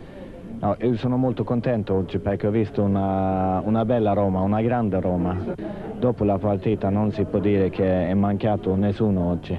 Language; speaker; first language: Italian; non-native, fluent; Swedish